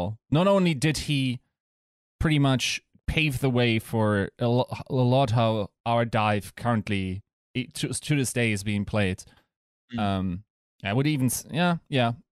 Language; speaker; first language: English; non-native, fluent; German